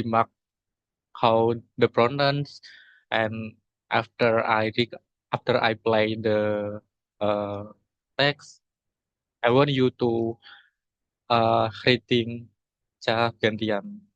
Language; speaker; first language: English; non-native, learner; Indonesian